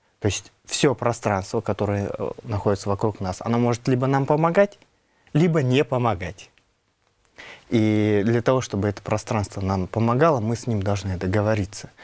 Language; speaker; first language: Russian; non-native, local second language; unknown